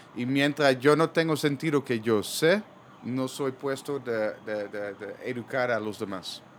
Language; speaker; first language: Spanish; non-native, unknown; Dutch